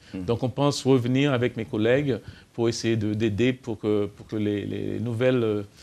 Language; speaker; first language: French; non-native, fluent; English